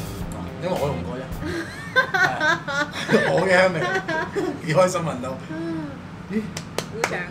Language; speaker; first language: Cantonese; native; Cantonese